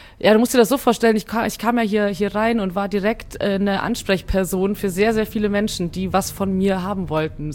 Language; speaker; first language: German; early bilingual, other home language; Hungarian